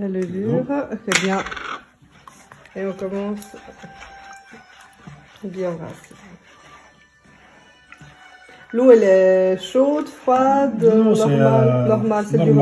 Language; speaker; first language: French; native; French